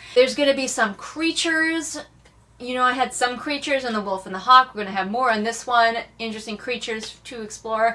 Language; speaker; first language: English; native; English